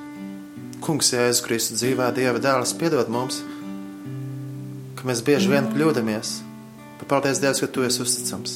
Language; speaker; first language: Latvian; native; Latvian